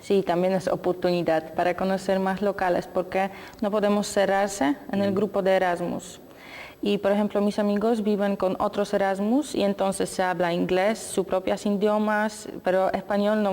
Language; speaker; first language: Spanish; non-native, learner; Polish